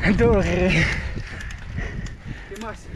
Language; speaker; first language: Spanish; non-native, learner; French